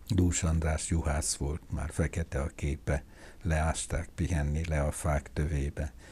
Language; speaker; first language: Hungarian; native; Hungarian